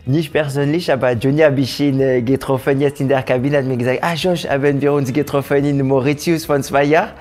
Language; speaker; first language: German; non-native, fluent; French